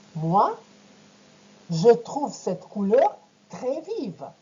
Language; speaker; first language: French; non-native, fluent; Ukrainian